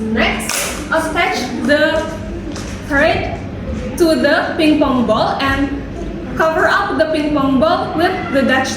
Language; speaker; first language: English; non-native, learner; Indonesian